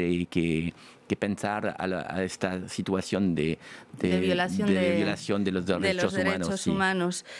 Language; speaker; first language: Spanish; non-native, fluent; French